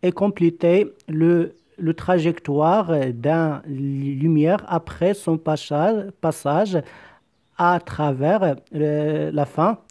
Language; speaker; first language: French; non-native, local second language; Arabic